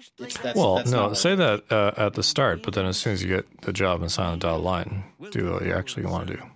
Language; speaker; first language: English; native; English